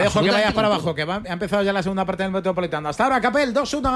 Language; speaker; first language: Spanish; native; Spanish